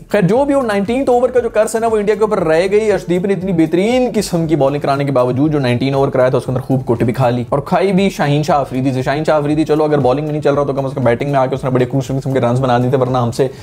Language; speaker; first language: Urdu; native; Urdu